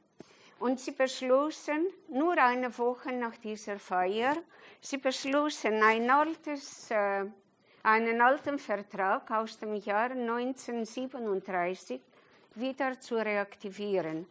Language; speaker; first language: German; non-native, fluent; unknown